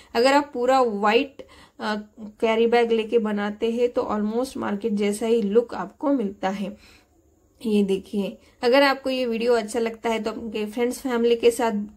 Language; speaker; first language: Hindi; non-native, local second language; Marathi